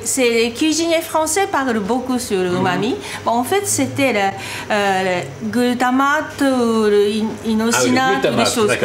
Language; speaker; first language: French; non-native, fluent; Japanese